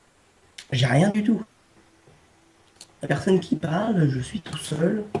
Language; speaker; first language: French; native; French